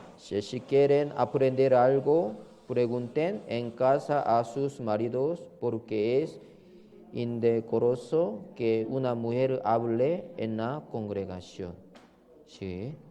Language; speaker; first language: Spanish; non-native, learner; Korean